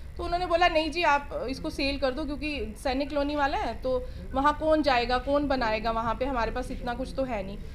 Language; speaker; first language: Hindi; non-native, local second language; Punjabi